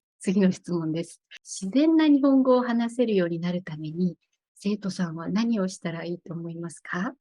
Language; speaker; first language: Japanese; native; Japanese